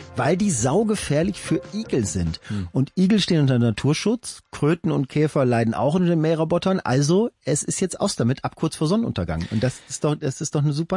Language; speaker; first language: German; native; German